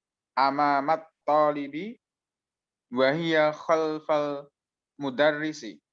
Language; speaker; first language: Arabic; non-native, learner; Indonesian